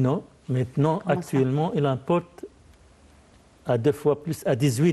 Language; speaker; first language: French; non-native, fluent; Arabic